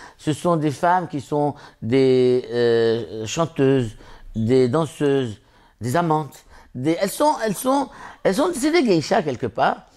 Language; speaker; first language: French; non-native, local second language; Arabic